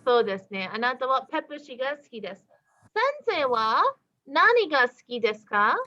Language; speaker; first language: Japanese; non-native, fluent; English